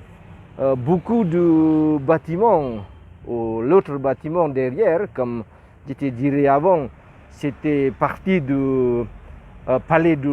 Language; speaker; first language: French; non-native, learner; Indonesian